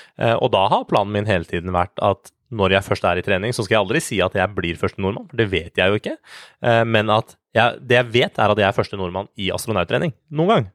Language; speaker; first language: Norwegian; early bilingual, other home language; Persian